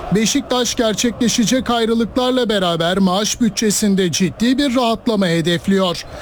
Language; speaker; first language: Turkish; native; Turkish